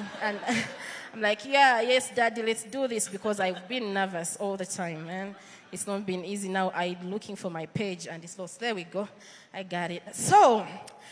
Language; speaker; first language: English; non-native, local second language; Ganda